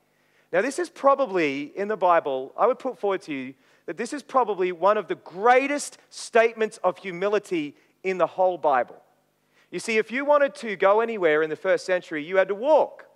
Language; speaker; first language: English; native; English